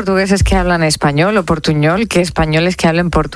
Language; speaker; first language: Spanish; native; Spanish